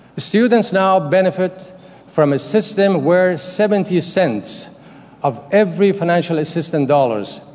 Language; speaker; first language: English; non-native, fluent; Persian